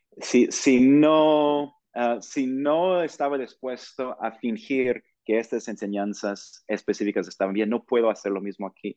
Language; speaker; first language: Spanish; non-native, fluent; English